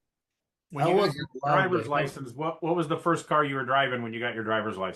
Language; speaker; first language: English; native; English